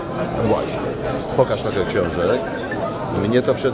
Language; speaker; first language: Polish; native; Polish